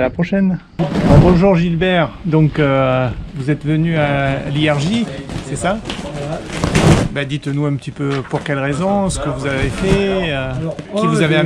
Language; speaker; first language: French; native; French